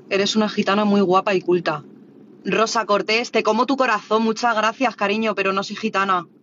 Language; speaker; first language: Spanish; native; Spanish